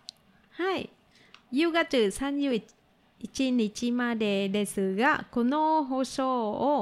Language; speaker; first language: Japanese; non-native, learner; Vietnamese